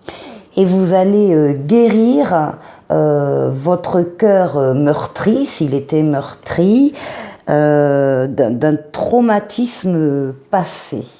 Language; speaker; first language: French; native; French